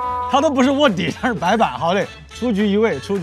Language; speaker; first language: Chinese; native; Chinese